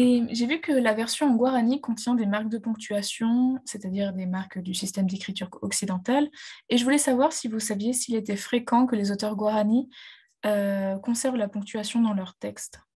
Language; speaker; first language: French; native; French